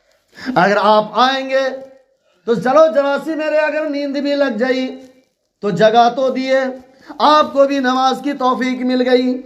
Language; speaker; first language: Urdu; native; Urdu